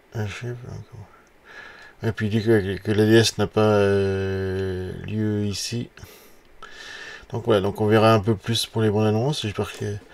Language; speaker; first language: French; native; French